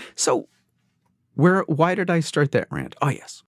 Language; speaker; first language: English; native; English